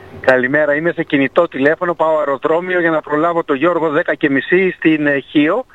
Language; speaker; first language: Greek; early bilingual, heritage; Greek